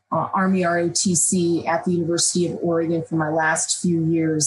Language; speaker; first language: English; native; English